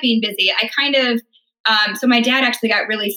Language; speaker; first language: English; native; English